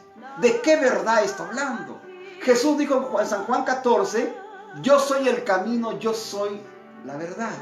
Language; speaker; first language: Spanish; native; Spanish